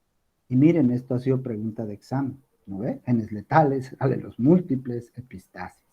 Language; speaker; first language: Spanish; native; Spanish